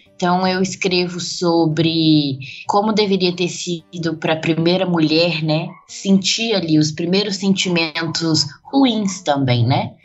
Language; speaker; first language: Portuguese; native; Portuguese